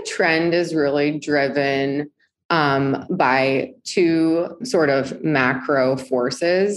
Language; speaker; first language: English; native; English